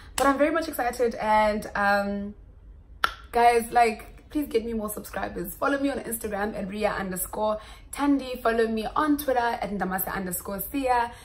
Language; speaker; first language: English; non-native, local second language; Xhosa